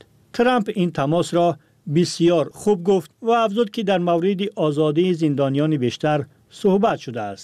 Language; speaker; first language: Persian; native; Persian